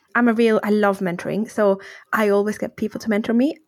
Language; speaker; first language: English; non-native, fluent; Swiss German